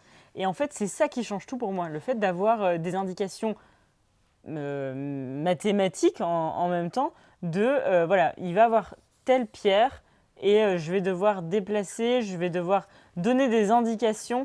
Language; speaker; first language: French; native; French